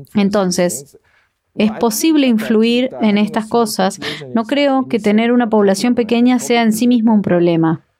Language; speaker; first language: Spanish; non-native, fluent; Korean